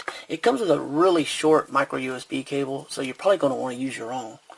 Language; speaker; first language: English; native; English